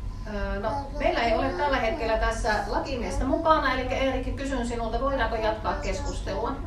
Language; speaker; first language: Finnish; native; Finnish